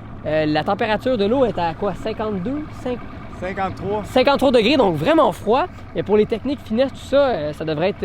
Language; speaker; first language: French; native; French